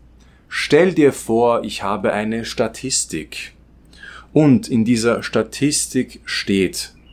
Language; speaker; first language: German; non-native, fluent; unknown